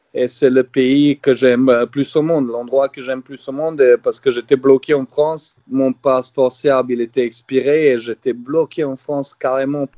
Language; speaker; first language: French; non-native, fluent; Serbian